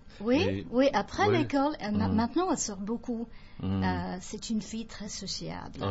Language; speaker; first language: French; non-native, fluent; English